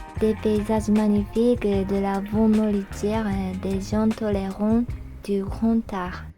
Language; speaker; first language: French; non-native, learner; Japanese